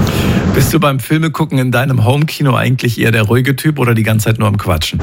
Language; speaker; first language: German; native; German